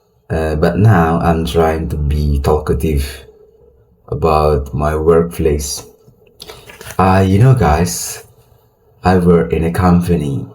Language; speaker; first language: English; non-native, learner; Indonesian